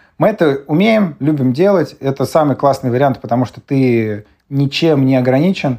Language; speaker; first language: Russian; native; Russian